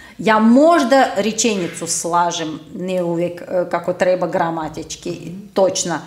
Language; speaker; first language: Croatian; non-native, fluent; Russian